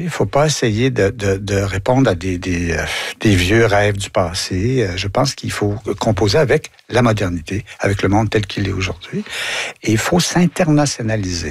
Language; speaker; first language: French; native; French